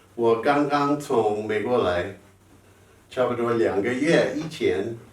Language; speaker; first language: Chinese; non-native, learner; English